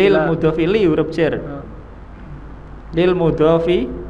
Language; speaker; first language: Arabic; non-native, fluent; Indonesian